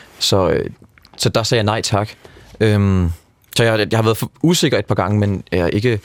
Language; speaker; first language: Danish; native; Danish